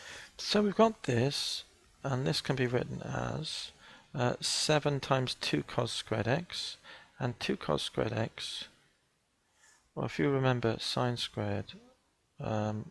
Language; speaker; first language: English; native; English